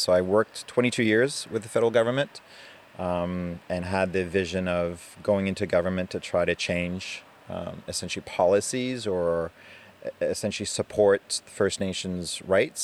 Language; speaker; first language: English; non-native, fluent; French